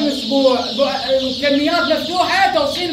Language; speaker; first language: Arabic; native; Arabic